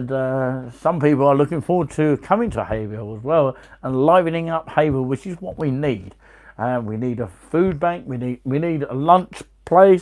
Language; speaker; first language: English; native; English